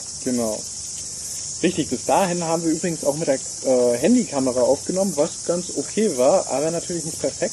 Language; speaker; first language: German; native; German